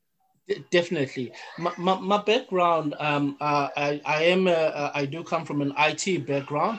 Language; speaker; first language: English; non-native, local second language; Zulu